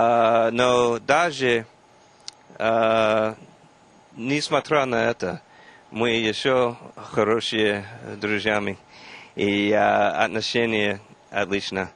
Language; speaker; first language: Russian; non-native, fluent; English